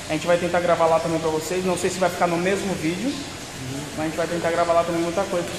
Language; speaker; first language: Portuguese; native; Portuguese